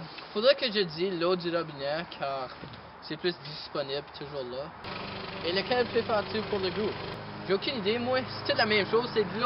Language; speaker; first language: French; non-native, local second language; English